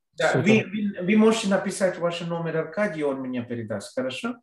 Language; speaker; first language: Russian; non-native, fluent; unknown